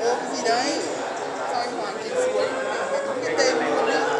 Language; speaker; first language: Vietnamese; native; Vietnamese